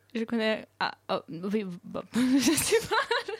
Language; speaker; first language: French; non-native, fluent; Russian